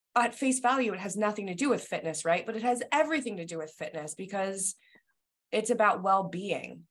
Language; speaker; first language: English; native; English